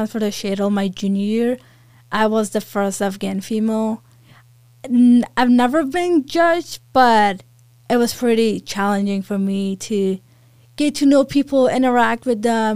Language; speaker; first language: English; non-native, fluent; Persian